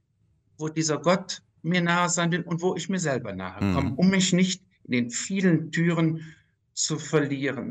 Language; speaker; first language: German; native; German